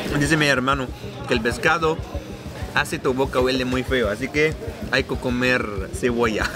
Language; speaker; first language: Spanish; non-native, fluent; Arabic